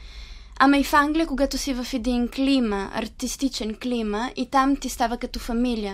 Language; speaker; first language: Bulgarian; early bilingual, heritage; Italian